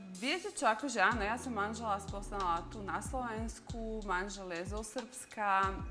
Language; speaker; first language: Slovak; early bilingual, other home language; Serbian